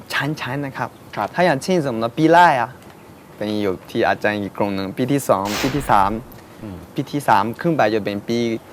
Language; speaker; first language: Thai; non-native, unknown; Chinese